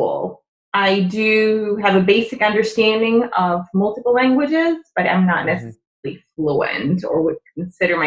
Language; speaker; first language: English; non-native, fluent; Czech